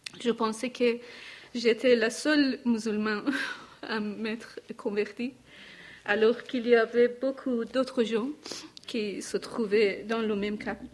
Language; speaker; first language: French; non-native, learner; Persian